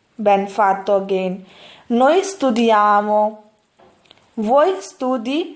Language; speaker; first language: Italian; non-native, fluent; Urdu